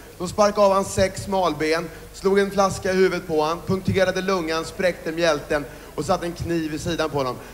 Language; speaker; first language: Swedish; native; Swedish